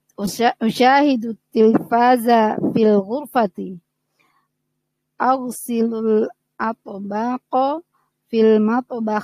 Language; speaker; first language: Arabic; non-native, learner; Indonesian